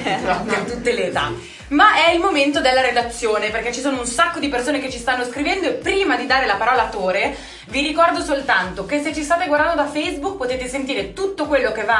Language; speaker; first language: Italian; native; Italian